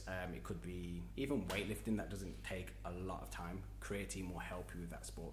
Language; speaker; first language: English; native; English